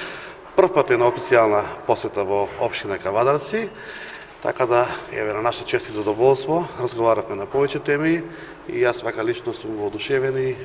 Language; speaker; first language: Macedonian; native; Macedonian